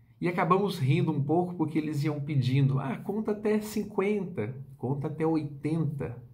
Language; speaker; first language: Portuguese; native; Portuguese